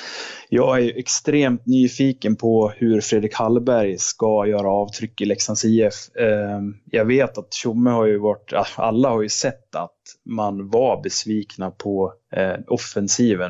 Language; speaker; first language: Swedish; native; Swedish